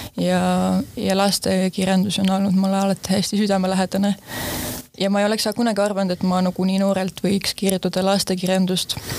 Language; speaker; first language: Estonian; native; Estonian